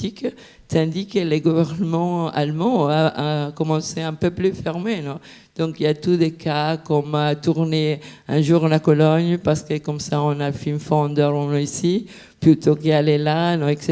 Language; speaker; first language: French; non-native, fluent; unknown